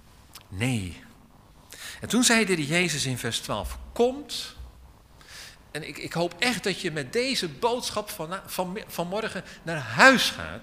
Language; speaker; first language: Dutch; native; Dutch